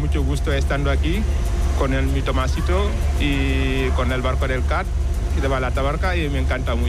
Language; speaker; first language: Spanish; non-native, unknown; Wolof